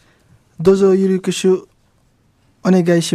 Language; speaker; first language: Japanese; non-native, learner; Wolof